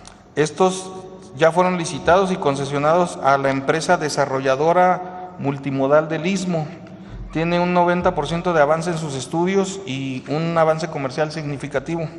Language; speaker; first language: Spanish; native; Spanish